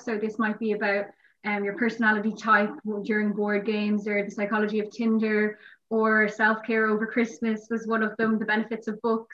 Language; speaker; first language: English; native; English